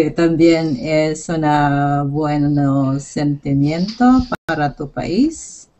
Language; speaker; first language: Spanish; non-native, learner; English